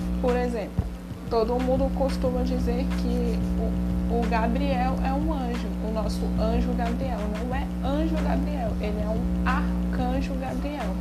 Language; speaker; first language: Portuguese; native; Portuguese